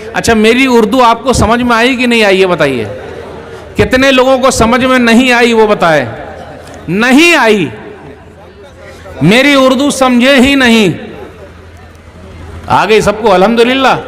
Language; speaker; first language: Hindi; native; Hindi